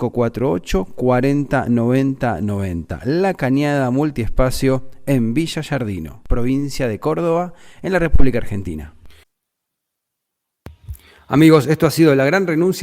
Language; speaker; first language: Spanish; native; Spanish